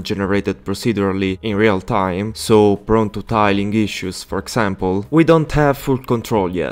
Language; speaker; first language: English; non-native, fluent; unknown